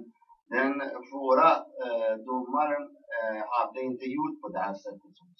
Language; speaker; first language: Swedish; non-native, local second language; Persian